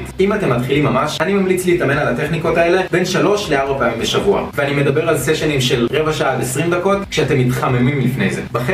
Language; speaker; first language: Hebrew; native; Hebrew